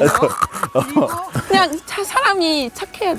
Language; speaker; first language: Korean; non-native, fluent; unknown